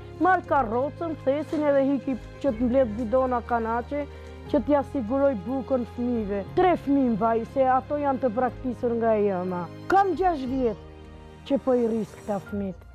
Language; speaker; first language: Albanian; non-native, local second language; Romany